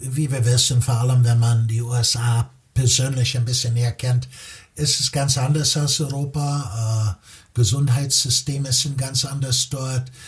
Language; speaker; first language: German; non-native, fluent; English